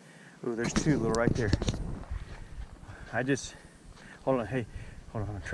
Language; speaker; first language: English; native; English